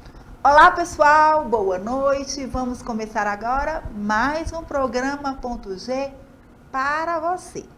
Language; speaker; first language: Portuguese; native; Portuguese